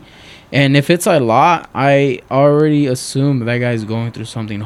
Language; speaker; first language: English; native; English